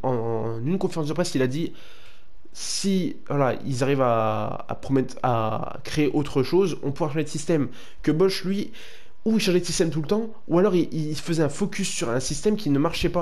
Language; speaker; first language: French; native; French